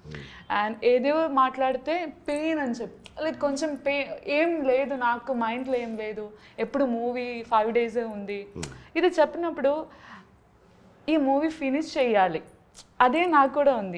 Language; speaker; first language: Telugu; non-native, learner; Malayalam